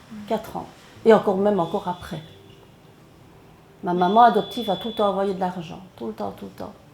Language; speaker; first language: French; early bilingual, other home language; Chinese